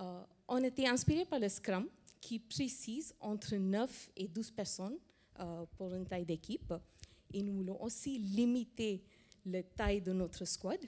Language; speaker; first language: French; non-native, fluent; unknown